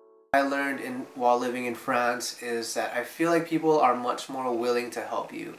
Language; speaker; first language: English; native; English